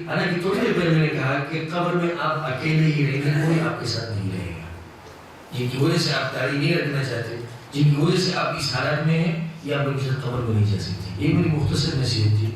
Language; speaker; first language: Urdu; non-native, local second language; Pashto